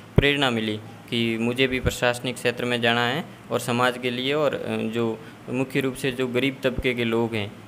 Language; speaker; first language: Hindi; native; Hindi